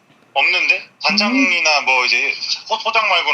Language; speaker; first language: Korean; native; Korean